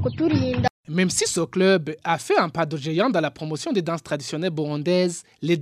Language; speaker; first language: French; non-native, local second language; Rundi